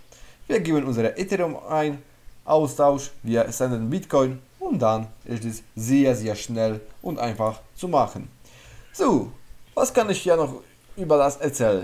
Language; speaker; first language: German; non-native, fluent; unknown